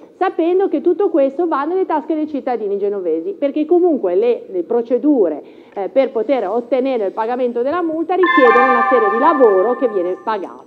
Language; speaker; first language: Italian; native; Italian